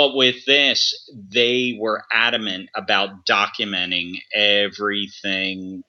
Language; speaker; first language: English; native; English